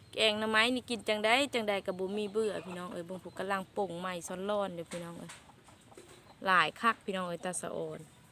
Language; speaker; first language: Thai; native; Thai